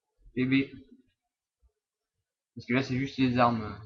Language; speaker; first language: French; native; French